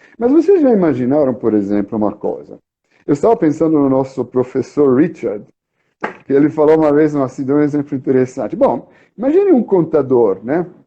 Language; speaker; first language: Portuguese; non-native, fluent; Italian